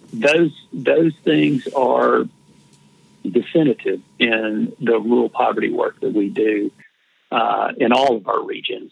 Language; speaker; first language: English; native; English